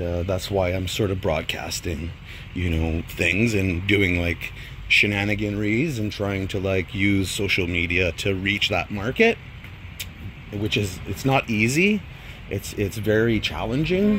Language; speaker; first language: English; native; English